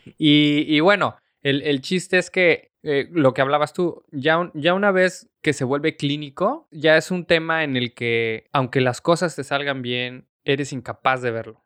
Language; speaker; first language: Spanish; native; Spanish